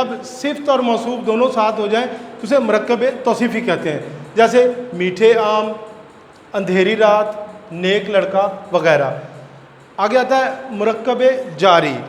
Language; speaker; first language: Urdu; non-native, local second language; Punjabi